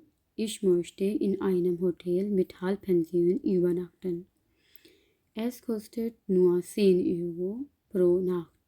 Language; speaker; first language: German; non-native, learner; Urdu